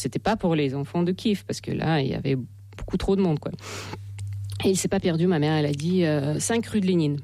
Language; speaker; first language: French; non-native, fluent; Russian